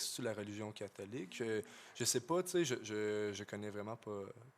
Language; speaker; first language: French; native; French